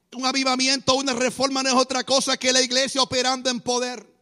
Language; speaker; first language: Spanish; native; Spanish